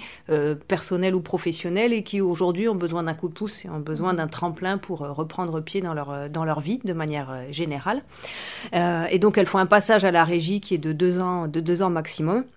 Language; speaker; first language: French; native; French